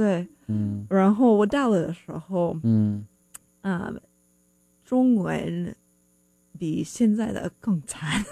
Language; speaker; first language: Chinese; non-native, learner; English